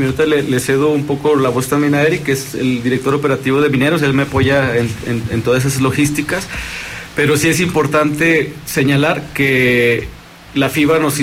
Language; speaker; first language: Spanish; native; Spanish